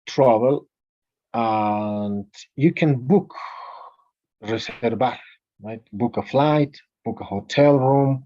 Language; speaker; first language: English; non-native, fluent; Spanish